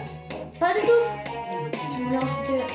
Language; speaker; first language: French; native; French